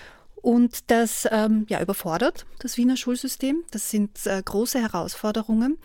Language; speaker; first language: German; native; German